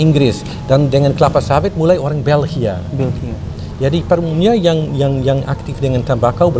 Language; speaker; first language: Indonesian; non-native, fluent; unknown